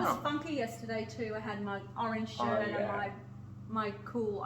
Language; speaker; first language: English; native; English